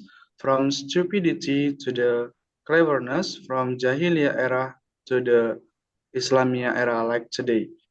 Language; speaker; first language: English; non-native, learner; Indonesian